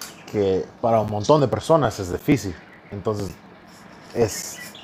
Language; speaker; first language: Spanish; early bilingual, heritage; Spanish